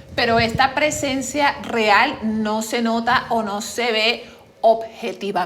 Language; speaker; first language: Spanish; native; Spanish